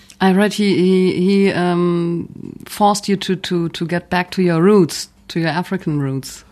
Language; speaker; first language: English; non-native, fluent; German